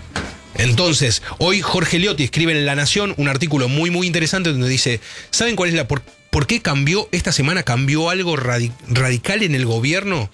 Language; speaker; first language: Spanish; native; Spanish